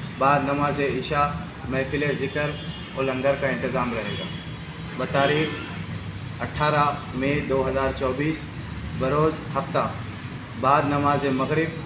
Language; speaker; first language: Urdu; native; Urdu